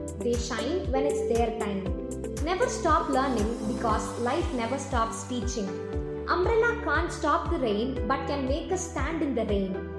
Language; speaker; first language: English; non-native, local second language; Tamil